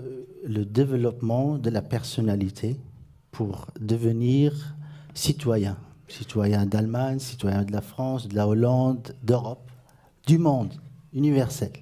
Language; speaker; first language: French; non-native, fluent; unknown